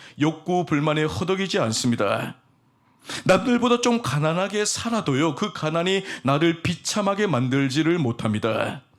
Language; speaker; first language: Korean; native; Korean